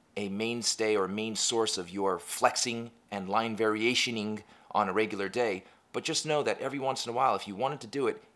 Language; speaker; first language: English; native; English